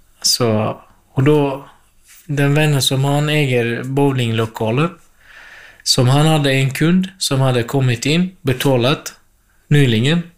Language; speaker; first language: Swedish; non-native, fluent; Kurdish